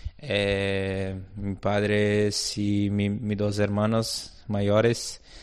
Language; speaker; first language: Spanish; non-native, fluent; Portuguese